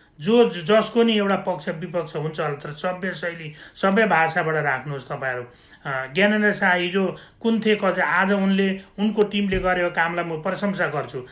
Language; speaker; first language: Nepali; native; Nepali